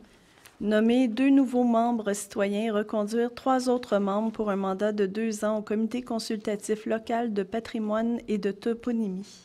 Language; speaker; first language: French; native; French